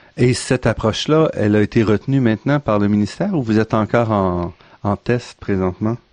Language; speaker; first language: French; native; French